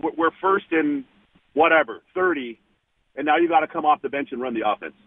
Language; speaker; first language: English; native; English